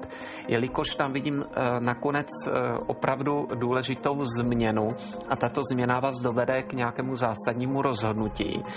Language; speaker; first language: Czech; native; Czech